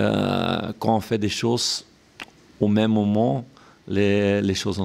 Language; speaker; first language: French; non-native, local second language; Dutch